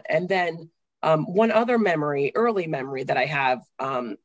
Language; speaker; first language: English; native; English